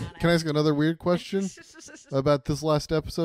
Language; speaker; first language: English; native; English